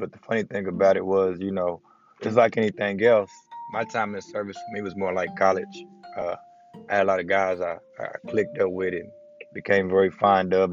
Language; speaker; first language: English; native; English